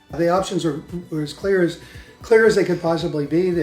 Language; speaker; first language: English; native; English